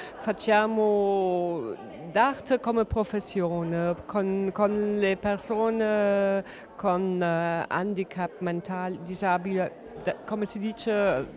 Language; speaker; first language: Italian; non-native, learner; German